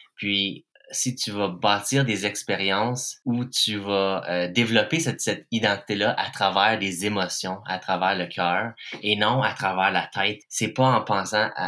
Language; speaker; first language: French; native; French